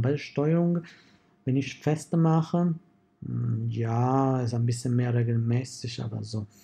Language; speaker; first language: German; non-native, fluent; Italian